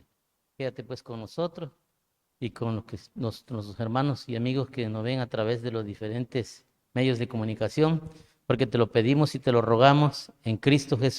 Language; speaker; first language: Spanish; native; Spanish